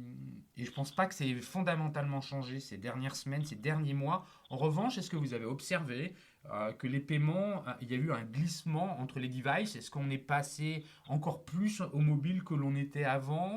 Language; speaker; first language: French; native; French